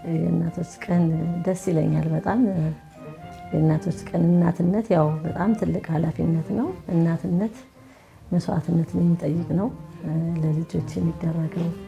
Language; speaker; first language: Amharic; native; Amharic